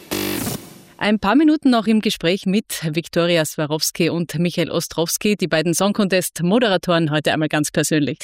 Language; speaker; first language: German; native; German